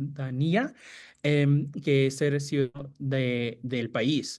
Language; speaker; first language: Spanish; non-native, fluent; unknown